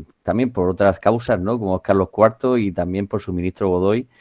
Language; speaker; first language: Spanish; native; Spanish